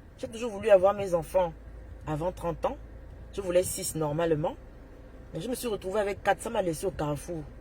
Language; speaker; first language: French; native; French